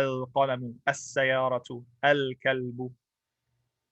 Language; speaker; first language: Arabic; non-native, fluent; English